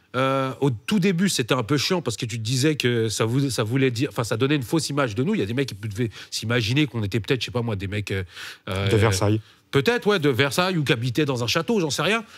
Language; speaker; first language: French; native; French